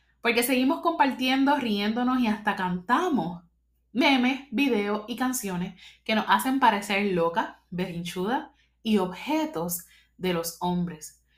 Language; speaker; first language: Spanish; native; Spanish